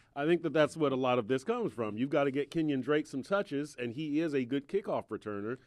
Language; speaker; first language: English; native; English